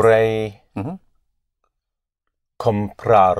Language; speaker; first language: Italian; non-native, learner; English